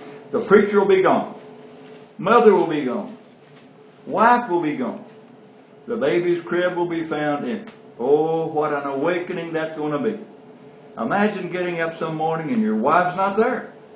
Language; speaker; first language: English; native; English